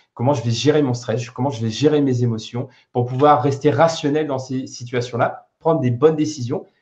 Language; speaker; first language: French; native; French